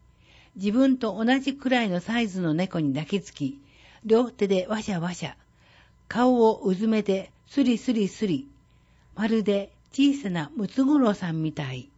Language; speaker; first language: Japanese; native; Japanese